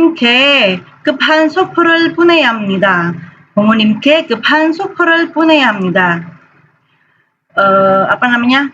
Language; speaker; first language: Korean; non-native, fluent; Indonesian